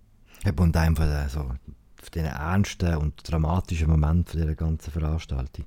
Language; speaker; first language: German; native; German